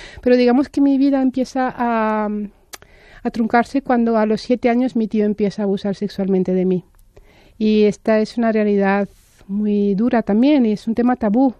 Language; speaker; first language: Spanish; non-native, fluent; Romanian